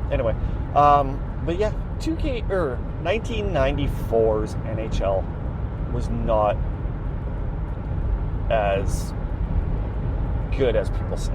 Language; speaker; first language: English; native; English